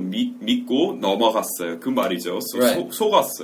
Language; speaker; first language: Korean; non-native, fluent; English